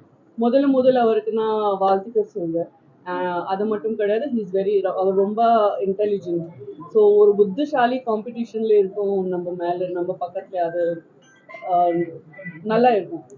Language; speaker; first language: Tamil; non-native, learner; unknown